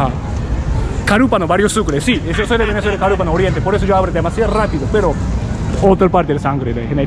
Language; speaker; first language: Spanish; non-native, learner; Japanese